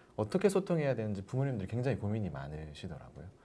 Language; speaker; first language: Korean; native; Korean